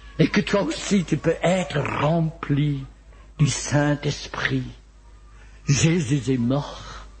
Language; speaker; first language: French; non-native, fluent; Welsh